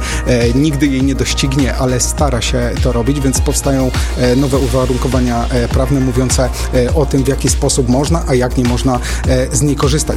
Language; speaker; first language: Polish; native; Polish